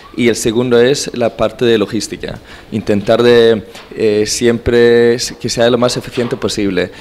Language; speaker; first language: Spanish; non-native, fluent; Swedish